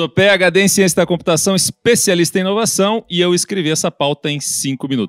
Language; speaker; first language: Portuguese; native; Portuguese